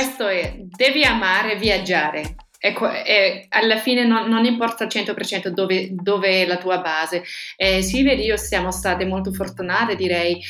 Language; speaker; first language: Italian; non-native, fluent; German